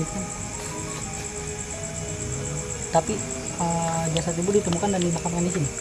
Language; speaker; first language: Indonesian; native; Indonesian